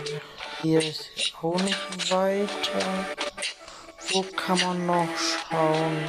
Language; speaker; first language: German; non-native, learner; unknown